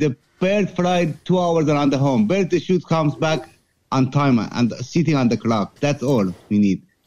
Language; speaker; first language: English; non-native, fluent; Persian